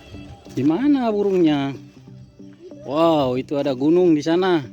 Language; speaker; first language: Malay; native; Malay